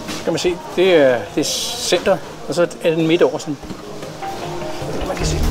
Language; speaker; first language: Danish; native; Danish